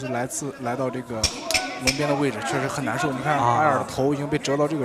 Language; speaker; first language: Chinese; native; Chinese